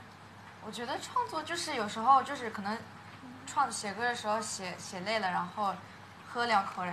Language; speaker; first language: Chinese; native; Chinese